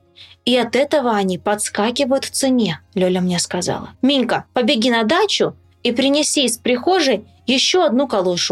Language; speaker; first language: Russian; native; Russian